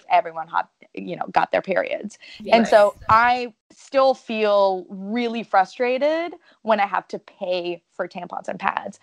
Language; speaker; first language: English; non-native, fluent; French